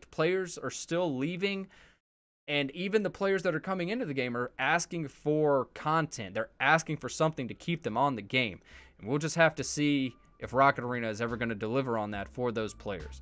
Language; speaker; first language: English; native; English